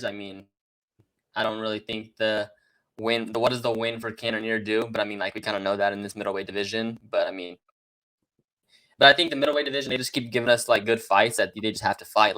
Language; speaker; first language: English; native; English